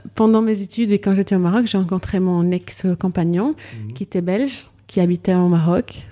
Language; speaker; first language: French; non-native, local second language; Arabic